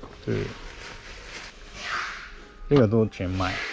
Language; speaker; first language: Chinese; non-native, learner; Japanese